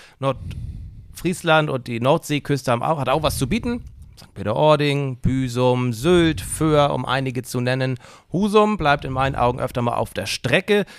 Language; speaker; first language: German; native; German